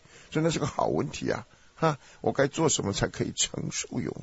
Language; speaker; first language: Chinese; native; Chinese